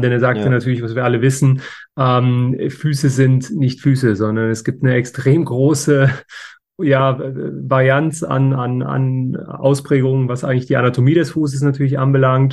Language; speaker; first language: German; native; German